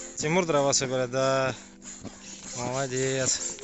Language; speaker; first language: Russian; native; Russian